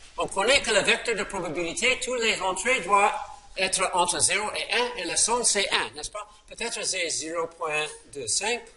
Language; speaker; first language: French; non-native, fluent; English